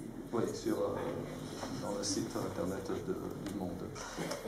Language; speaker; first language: French; non-native, fluent; Chinese